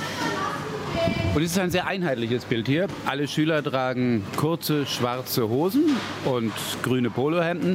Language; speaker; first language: German; native; German